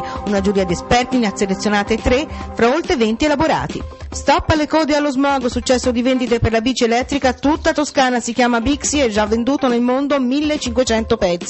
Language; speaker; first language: Italian; native; Italian